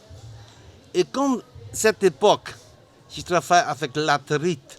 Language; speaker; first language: French; non-native, learner; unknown